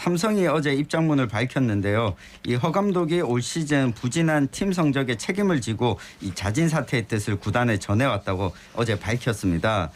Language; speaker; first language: Korean; native; Korean